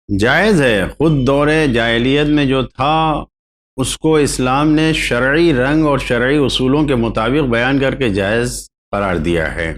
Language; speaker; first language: Urdu; native; Urdu